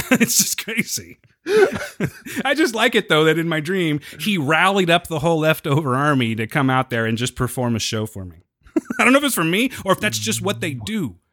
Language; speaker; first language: English; native; English